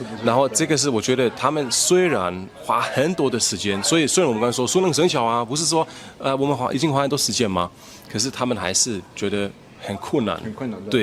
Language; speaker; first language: Chinese; non-native, fluent; German